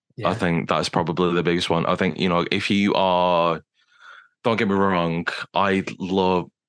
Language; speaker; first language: English; native; English